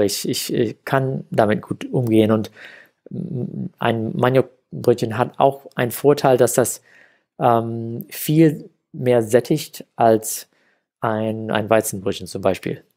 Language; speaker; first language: German; non-native, fluent; English